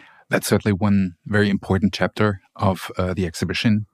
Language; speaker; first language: English; non-native, fluent; German